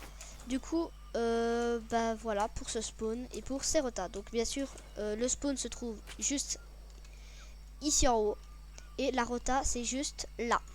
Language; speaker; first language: French; native; French